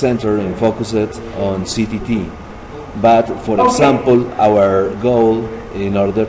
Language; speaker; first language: English; non-native, learner; Spanish